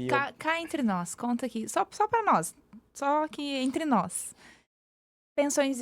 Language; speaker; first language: Portuguese; native; Portuguese